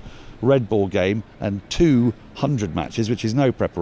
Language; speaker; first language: English; native; English